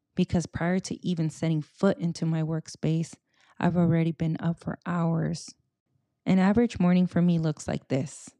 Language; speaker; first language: English; early bilingual, other home language; Spanish